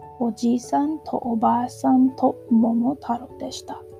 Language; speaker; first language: Japanese; non-native, learner; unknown